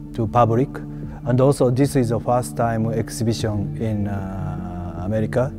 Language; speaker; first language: English; non-native, learner; Japanese